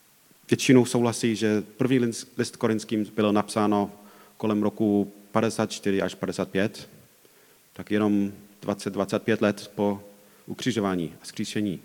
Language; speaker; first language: Czech; non-native, fluent; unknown